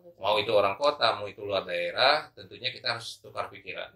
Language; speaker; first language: Indonesian; non-native, local second language; Sundanese